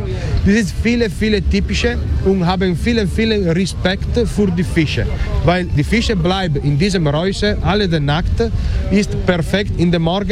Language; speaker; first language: German; non-native, learner; Italian